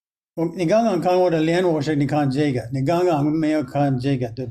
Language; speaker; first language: Chinese; non-native, fluent; English